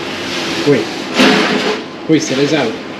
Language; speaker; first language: French; non-native, learner; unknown